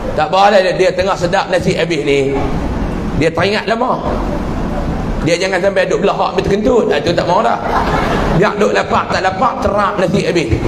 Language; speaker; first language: Malay; native; Malay